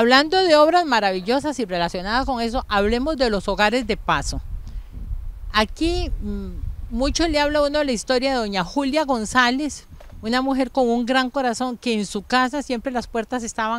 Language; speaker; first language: Spanish; native; Spanish